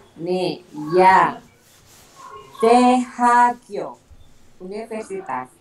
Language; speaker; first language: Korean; non-native, learner; Indonesian